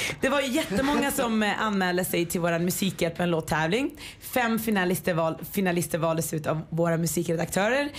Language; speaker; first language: Swedish; native; Swedish